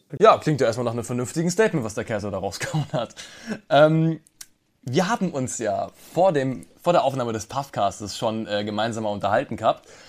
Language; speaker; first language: German; native; German